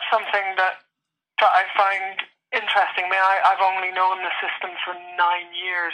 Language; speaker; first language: English; native; English